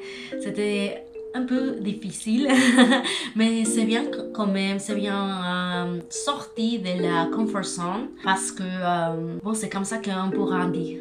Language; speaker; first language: French; non-native, learner; Spanish